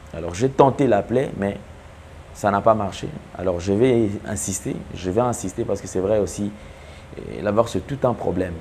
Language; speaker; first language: French; non-native, local second language; Lingala